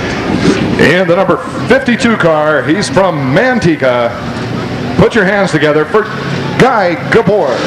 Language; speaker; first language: English; native; English